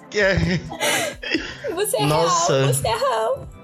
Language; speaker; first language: Portuguese; non-native, local second language; Kabuverdianu